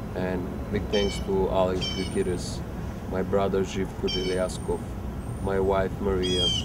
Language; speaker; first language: English; non-native, fluent; Bulgarian